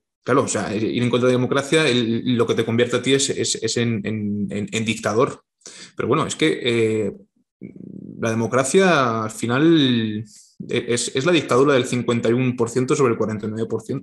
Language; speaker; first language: Spanish; native; Spanish